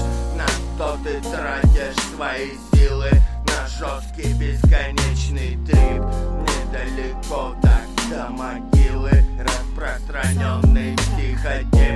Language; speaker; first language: Russian; native; Russian